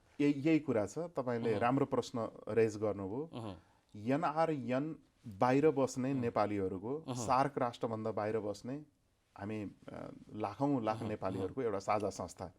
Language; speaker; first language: Nepali; native; Nepali